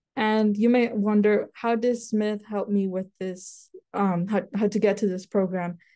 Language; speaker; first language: English; native; English